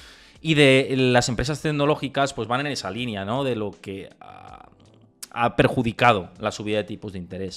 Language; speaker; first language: Spanish; native; Spanish